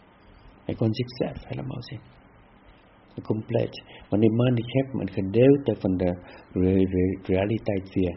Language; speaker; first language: Dutch; non-native, fluent; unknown